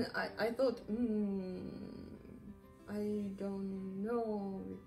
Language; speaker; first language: English; non-native, learner; Japanese